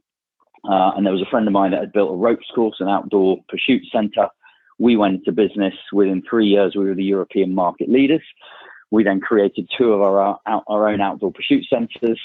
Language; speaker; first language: English; native; English